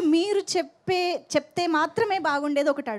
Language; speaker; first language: Telugu; native; Telugu